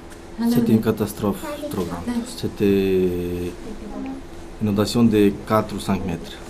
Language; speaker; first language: French; non-native, learner; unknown